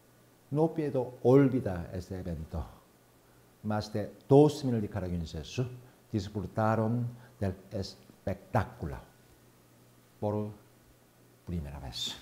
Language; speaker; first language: Spanish; non-native, fluent; Korean